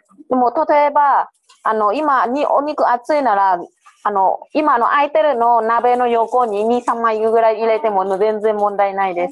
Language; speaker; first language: Japanese; non-native, learner; Vietnamese